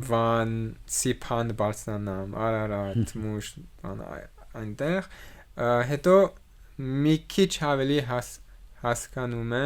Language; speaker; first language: Armenian; non-native, learner; French